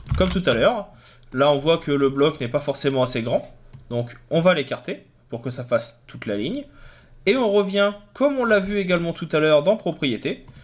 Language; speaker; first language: French; native; French